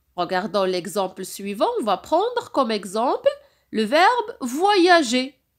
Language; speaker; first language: French; non-native, local second language; Arabic